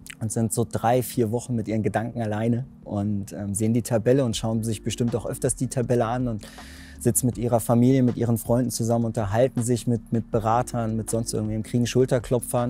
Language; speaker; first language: German; native; German